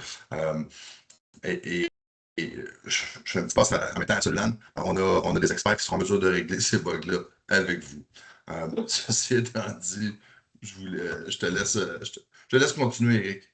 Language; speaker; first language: French; native; French